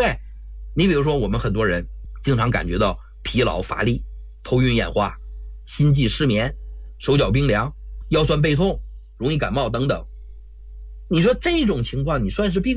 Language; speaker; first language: Chinese; native; Chinese